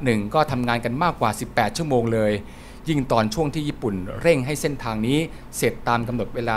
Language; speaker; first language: Thai; native; Thai